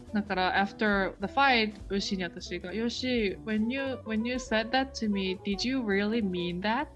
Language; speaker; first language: English; native; English